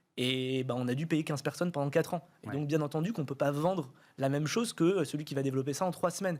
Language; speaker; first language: French; native; French